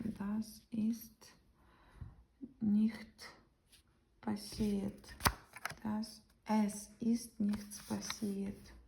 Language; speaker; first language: German; non-native, learner; Ukrainian